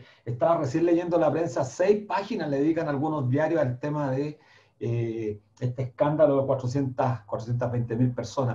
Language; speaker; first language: Spanish; native; Spanish